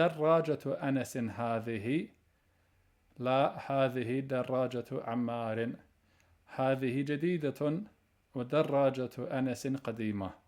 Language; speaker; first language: Arabic; non-native, fluent; English